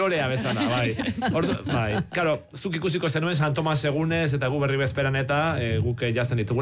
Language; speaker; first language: Basque; native; Basque